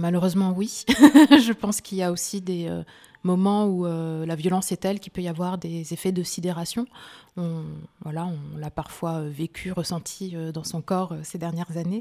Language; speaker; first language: French; early bilingual, other home language; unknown